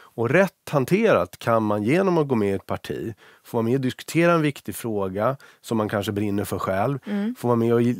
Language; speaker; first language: Swedish; native; Swedish